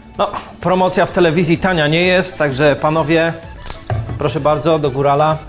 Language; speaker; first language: Polish; native; Polish